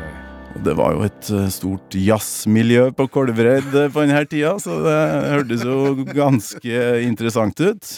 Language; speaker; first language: Norwegian; native; Norwegian